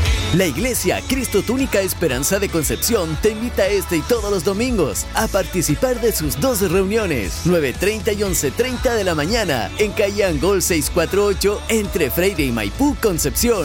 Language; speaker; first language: Spanish; native; Spanish